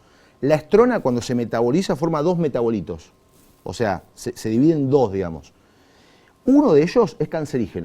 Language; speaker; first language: Spanish; native; Spanish